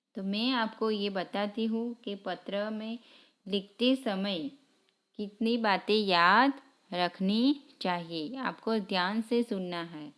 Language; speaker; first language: Hindi; non-native, local second language; Gujarati